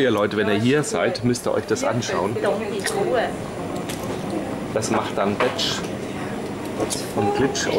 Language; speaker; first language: German; native; German